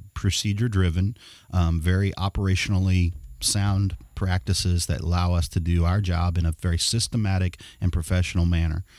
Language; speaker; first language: English; native; English